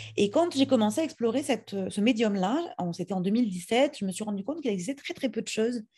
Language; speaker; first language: French; native; French